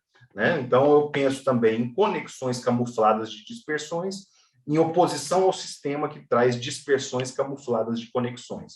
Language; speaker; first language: Portuguese; native; Portuguese